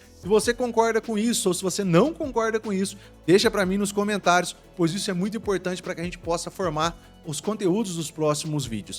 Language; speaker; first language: Portuguese; native; Portuguese